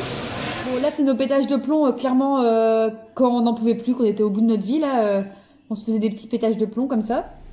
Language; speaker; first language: French; native; French